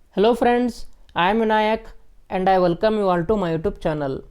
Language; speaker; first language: English; non-native, local second language; Kannada